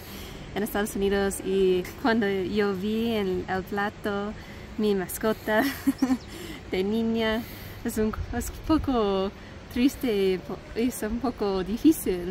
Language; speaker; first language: Spanish; non-native, learner; English